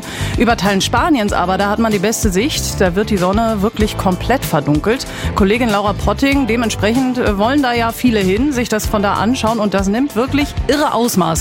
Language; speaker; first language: German; native; German